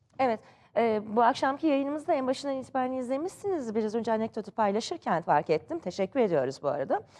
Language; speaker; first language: Turkish; native; Turkish